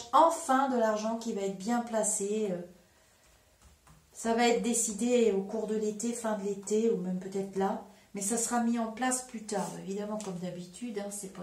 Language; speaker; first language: French; native; French